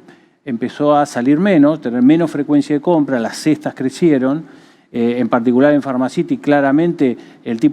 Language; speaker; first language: Spanish; native; Spanish